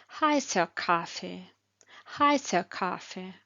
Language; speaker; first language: German; non-native, fluent; Ukrainian